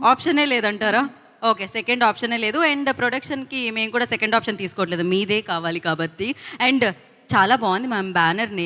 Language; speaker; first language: Telugu; native; Telugu